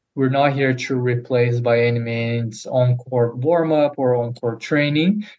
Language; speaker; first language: English; non-native, fluent; Portuguese